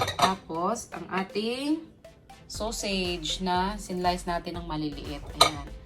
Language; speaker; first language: Filipino; non-native, local second language; Cebuano